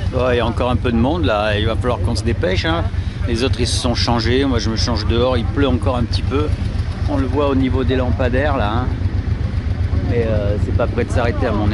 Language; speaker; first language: French; native; French